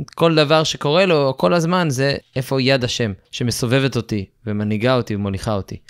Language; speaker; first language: Hebrew; native; Hebrew